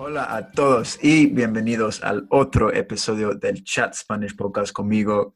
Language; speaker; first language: Spanish; non-native, learner; English